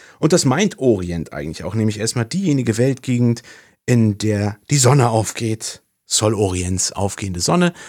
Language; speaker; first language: German; native; German